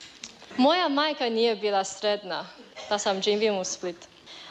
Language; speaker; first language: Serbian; non-native, learner; Chinese